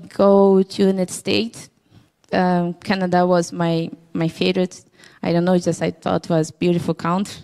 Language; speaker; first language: English; non-native, learner; Portuguese